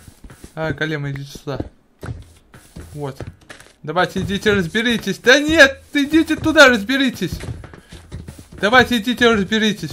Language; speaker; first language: Russian; native; Russian